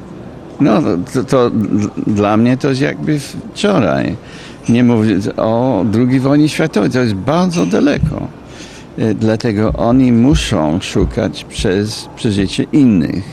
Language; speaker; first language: Polish; non-native, fluent; English